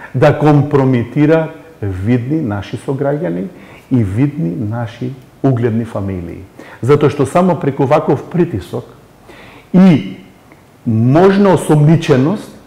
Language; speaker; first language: Macedonian; native; Macedonian